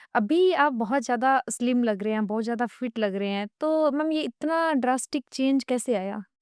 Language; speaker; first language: Hindi; native; Hindi